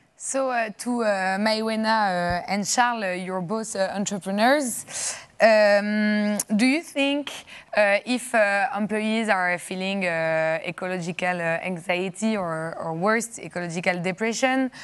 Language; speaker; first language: English; non-native, fluent; French